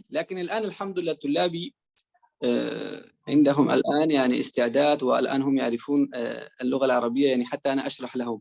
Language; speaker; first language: Arabic; non-native, fluent; Persian